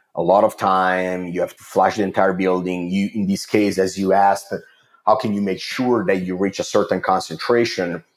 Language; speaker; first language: English; non-native, fluent; Italian